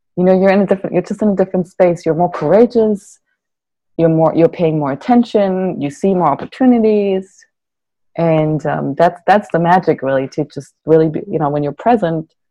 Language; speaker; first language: English; non-native, fluent; German